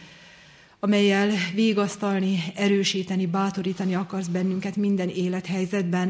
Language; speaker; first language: Hungarian; native; Hungarian